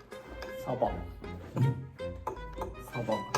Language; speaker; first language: Japanese; native; Japanese